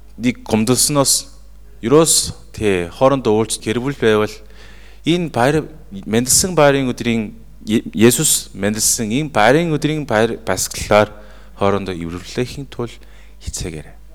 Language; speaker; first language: Mongolian; non-native, fluent; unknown